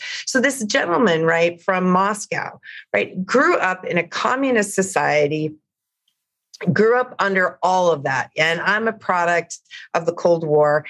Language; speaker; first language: English; native; English